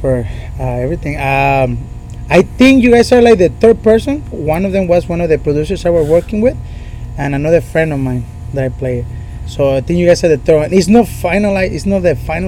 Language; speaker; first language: English; non-native, fluent; Spanish